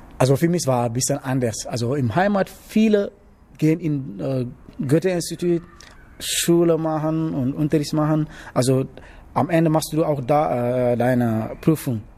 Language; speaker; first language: German; non-native, learner; Wolof